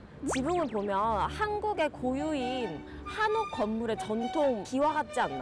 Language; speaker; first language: Korean; native; Korean